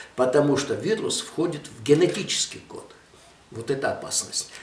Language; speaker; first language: Russian; non-native, local second language; Armenian